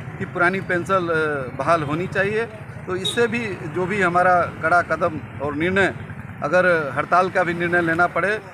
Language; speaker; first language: Hindi; native; Hindi